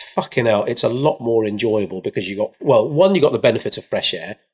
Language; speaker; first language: English; early bilingual, other home language; Hindi